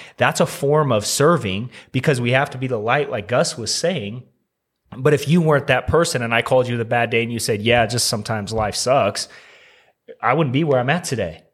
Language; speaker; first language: English; native; English